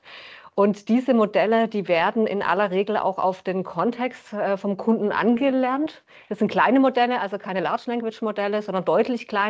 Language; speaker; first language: German; native; German